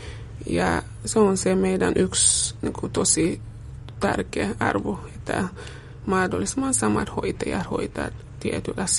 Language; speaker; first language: Finnish; non-native, fluent; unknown